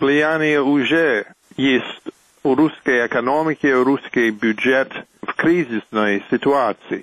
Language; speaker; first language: Russian; non-native, fluent; English